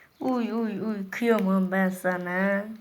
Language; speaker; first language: Turkish; native; Turkish